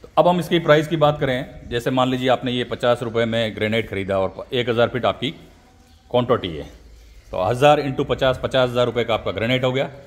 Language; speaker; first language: Hindi; native; Hindi